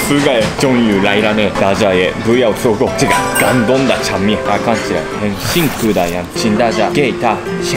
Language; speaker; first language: Chinese; non-native, fluent; Japanese